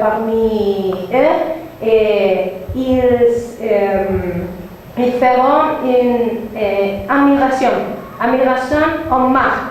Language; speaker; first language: French; non-native, learner; Spanish